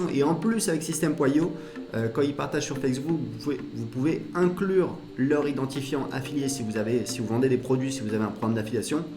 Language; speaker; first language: French; native; French